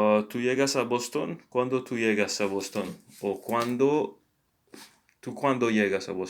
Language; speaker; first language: Spanish; non-native, learner; English